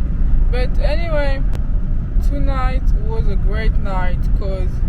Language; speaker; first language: English; non-native, learner; Haitian Creole